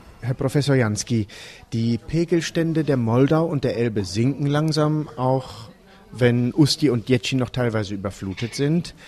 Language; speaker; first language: German; native; German